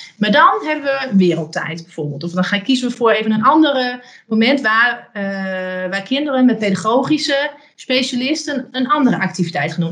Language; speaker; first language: Dutch; native; Dutch